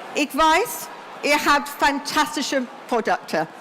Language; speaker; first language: German; non-native, learner; English